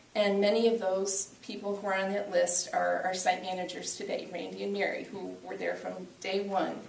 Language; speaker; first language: English; native; English